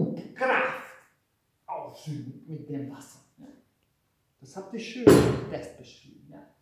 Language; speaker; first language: German; non-native, fluent; Hungarian